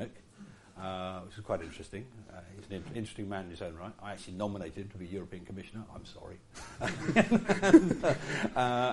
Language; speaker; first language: English; native; English